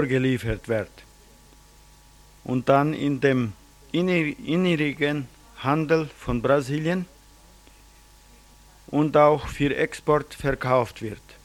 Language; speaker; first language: German; early bilingual, heritage; German